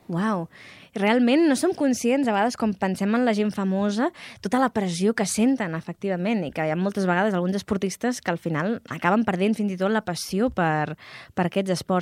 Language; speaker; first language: Catalan; native; Catalan